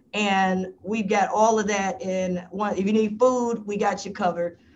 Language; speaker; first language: English; native; English